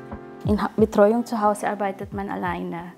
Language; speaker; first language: German; non-native, fluent; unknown